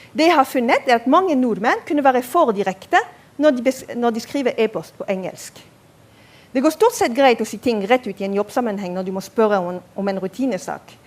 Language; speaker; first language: Norwegian; non-native, fluent; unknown